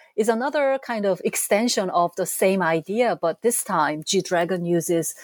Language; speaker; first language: English; non-native, fluent; Korean